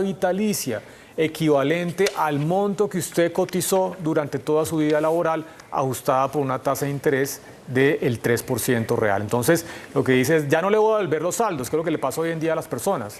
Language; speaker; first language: Spanish; native; Spanish